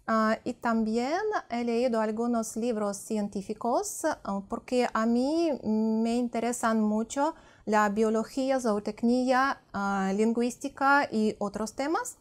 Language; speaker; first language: Spanish; non-native, fluent; Russian